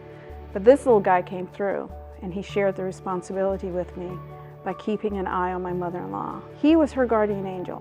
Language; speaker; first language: English; native; English